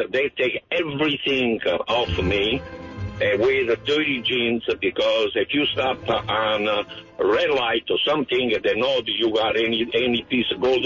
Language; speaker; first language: English; non-native, fluent; Italian